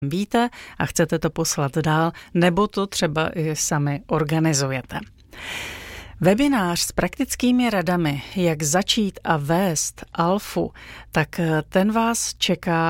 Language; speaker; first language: Czech; native; Czech